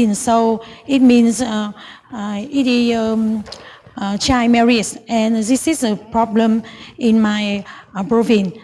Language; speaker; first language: English; non-native, learner; Vietnamese